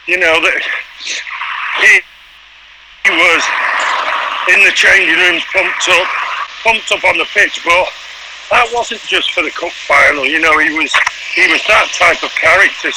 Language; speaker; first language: English; native; English